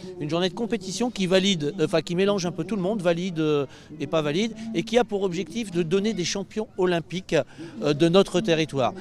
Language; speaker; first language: French; native; French